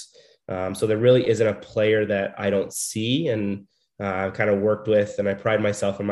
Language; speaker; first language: English; native; English